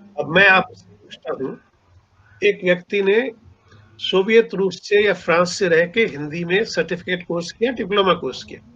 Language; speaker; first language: Hindi; non-native, local second language; Punjabi